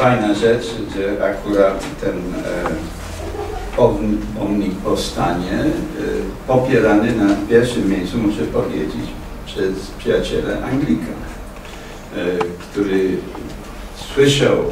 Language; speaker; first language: Polish; non-native, fluent; English